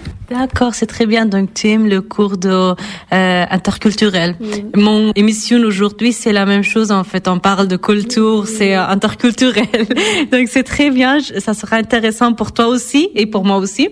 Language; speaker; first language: French; non-native, fluent; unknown